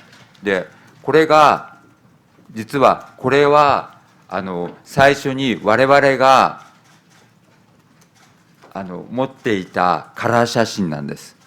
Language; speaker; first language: Japanese; native; Japanese